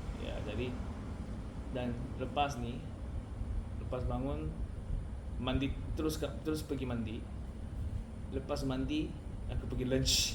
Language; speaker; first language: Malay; non-native, learner; Korean